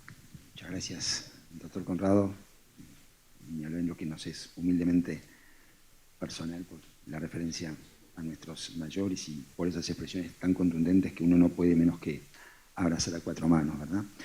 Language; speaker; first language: Spanish; native; Spanish